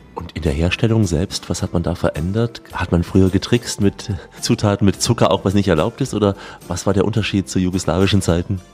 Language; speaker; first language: German; native; German